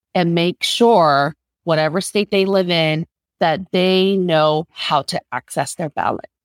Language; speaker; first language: English; non-native, fluent; Korean